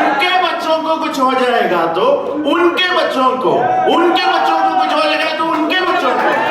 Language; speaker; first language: Hindi; non-native, learner; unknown